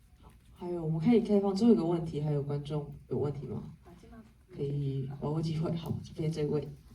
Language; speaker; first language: Chinese; native; Chinese